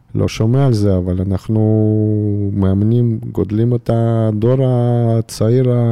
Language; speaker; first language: Hebrew; non-native, fluent; Russian